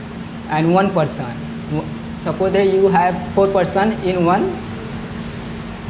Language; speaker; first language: English; non-native, learner; Hindi